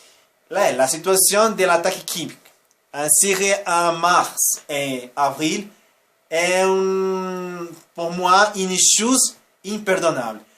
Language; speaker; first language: French; non-native, fluent; Portuguese